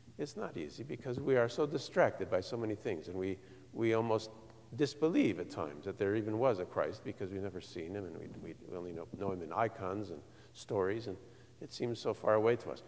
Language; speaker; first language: English; native; English